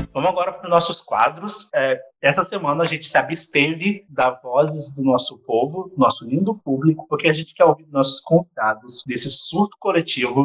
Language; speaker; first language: Portuguese; native; Portuguese